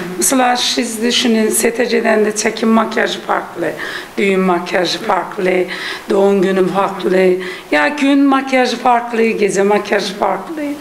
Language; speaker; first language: Turkish; non-native, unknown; Persian